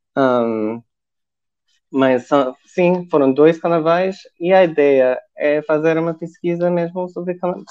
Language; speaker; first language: Portuguese; non-native, fluent; English